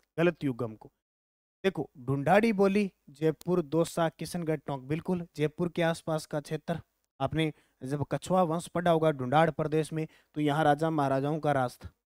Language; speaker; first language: Hindi; native; Hindi